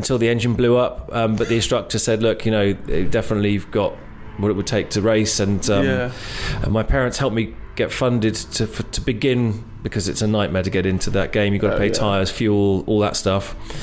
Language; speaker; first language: English; native; English